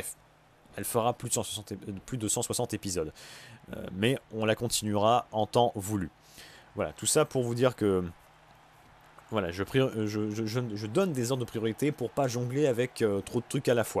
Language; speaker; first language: French; native; French